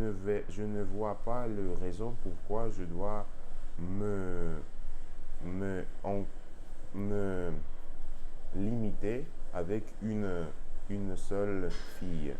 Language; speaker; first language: French; non-native, learner; Russian